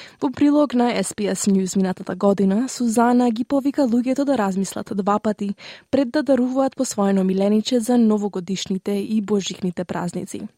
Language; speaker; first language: Macedonian; native; Macedonian